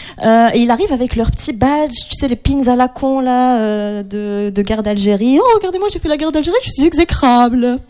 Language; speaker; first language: French; non-native, local second language; Arabic